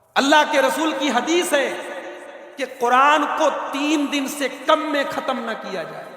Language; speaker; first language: Urdu; native; Urdu